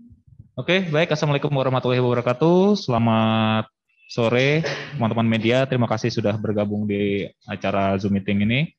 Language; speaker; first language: Indonesian; native; Indonesian